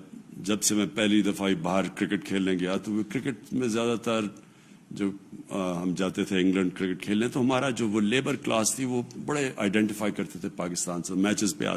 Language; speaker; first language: Urdu; native; Urdu